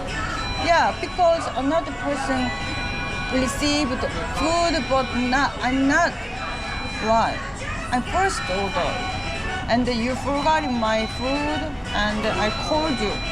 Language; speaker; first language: English; non-native, learner; Korean